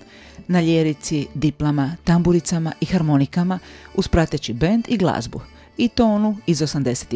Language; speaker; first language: Croatian; native; Croatian